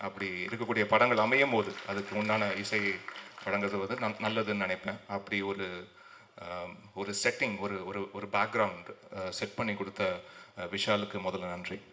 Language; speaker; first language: Tamil; native; Tamil